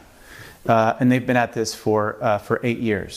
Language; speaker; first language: English; early bilingual, other home language; Spanish